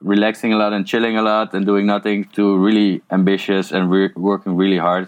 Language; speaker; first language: English; non-native, fluent; Dutch